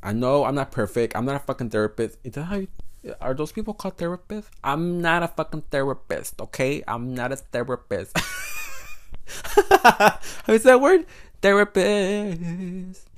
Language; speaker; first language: English; non-native, fluent; Spanish